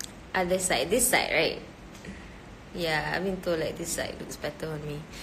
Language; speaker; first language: English; non-native, local second language; Malay